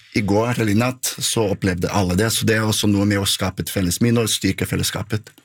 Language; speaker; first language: Norwegian; non-native, fluent; Portuguese